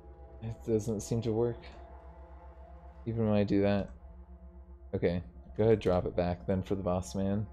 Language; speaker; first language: English; native; English